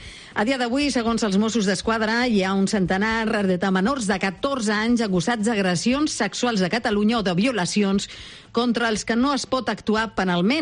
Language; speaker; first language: Catalan; native; Catalan